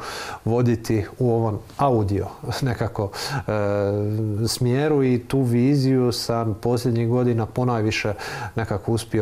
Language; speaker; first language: Croatian; native; Croatian